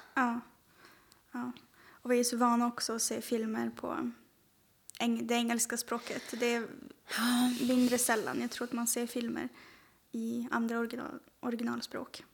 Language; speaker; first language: Swedish; native; Swedish